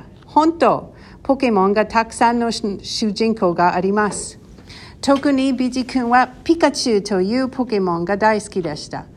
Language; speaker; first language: Japanese; non-native, learner; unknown